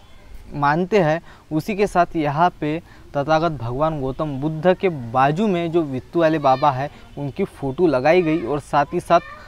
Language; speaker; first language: Hindi; non-native, local second language; Marathi